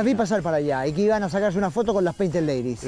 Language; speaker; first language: Spanish; native; Spanish